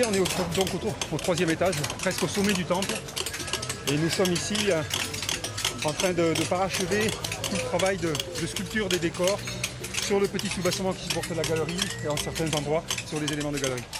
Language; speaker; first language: French; native; French